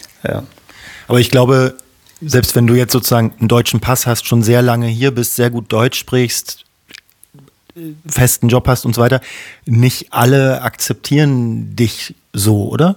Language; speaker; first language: German; native; German